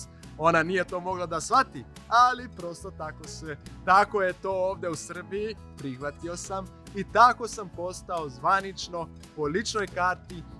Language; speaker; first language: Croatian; non-native, fluent; Portuguese